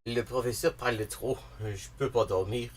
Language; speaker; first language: French; non-native, learner; English